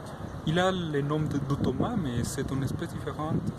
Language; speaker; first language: French; non-native, fluent; Spanish